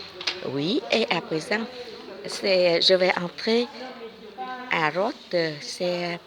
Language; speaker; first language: French; non-native, learner; Vietnamese